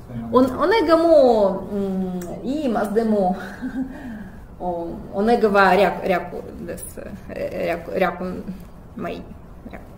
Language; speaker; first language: Japanese; non-native, fluent; Russian